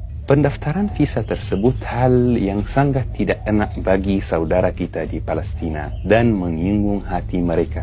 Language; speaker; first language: Indonesian; non-native, fluent; Arabic